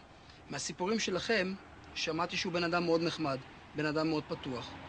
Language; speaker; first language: Hebrew; native; Hebrew